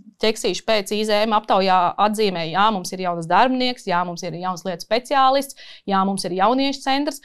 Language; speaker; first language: Latvian; native; Latvian